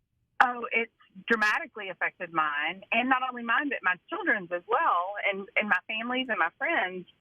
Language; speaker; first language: English; native; English